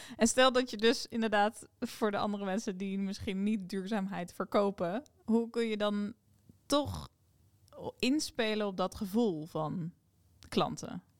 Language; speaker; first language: Dutch; native; Dutch